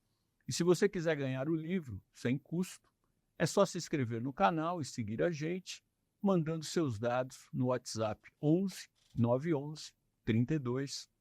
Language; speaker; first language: Portuguese; native; Portuguese